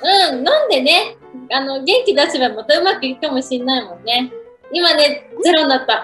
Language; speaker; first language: Japanese; native; Japanese